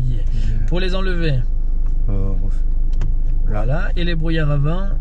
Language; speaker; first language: French; native; French